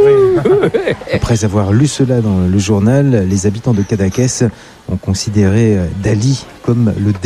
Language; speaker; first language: French; native; French